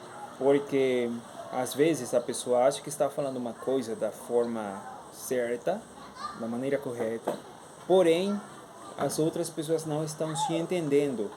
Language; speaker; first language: Portuguese; non-native, fluent; Spanish